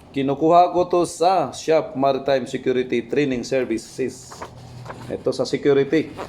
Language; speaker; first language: Filipino; non-native, local second language; Cebuano